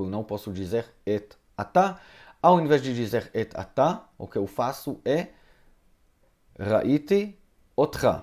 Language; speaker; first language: Portuguese; non-native, fluent; Hebrew